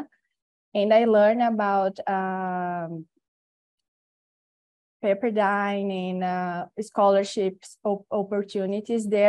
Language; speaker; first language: English; non-native, learner; Portuguese